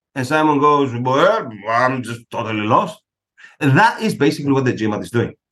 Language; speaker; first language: English; non-native, fluent; Greek